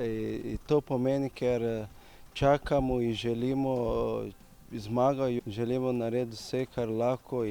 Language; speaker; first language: Slovenian; non-native, learner; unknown